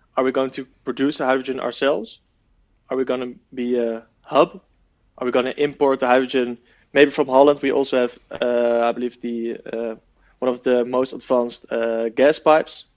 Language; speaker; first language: English; non-native, fluent; Dutch